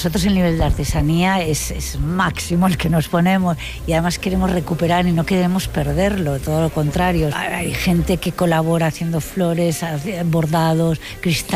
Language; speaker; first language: Spanish; non-native, local second language; Catalan